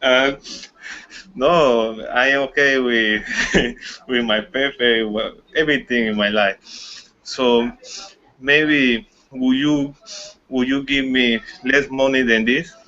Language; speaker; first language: English; non-native, learner; Spanish